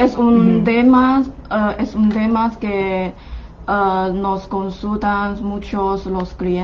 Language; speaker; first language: Spanish; non-native, fluent; Chinese